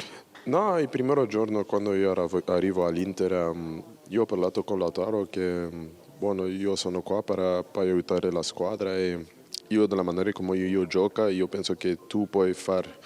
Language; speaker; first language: Italian; non-native, learner; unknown